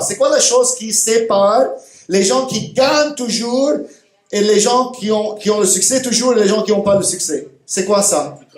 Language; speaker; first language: French; non-native, fluent; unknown